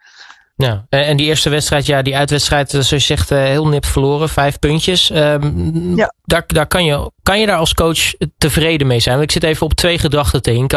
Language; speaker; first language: Dutch; native; Dutch